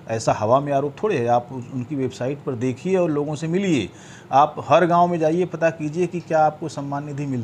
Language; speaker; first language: Hindi; native; Hindi